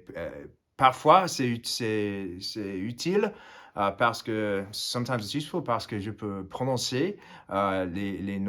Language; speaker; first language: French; non-native, fluent; English